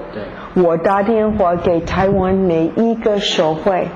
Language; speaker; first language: Chinese; non-native, fluent; English